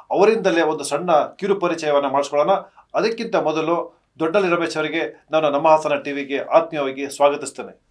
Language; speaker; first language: Kannada; native; Kannada